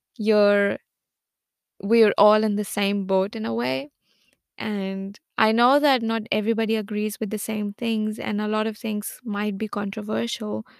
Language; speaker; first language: English; non-native, local second language; Hindi